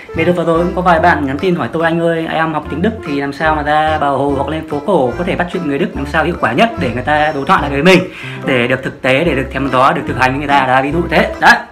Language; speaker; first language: Vietnamese; native; Vietnamese